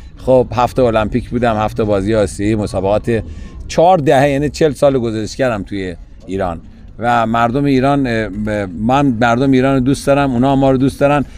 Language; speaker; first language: Persian; native; Persian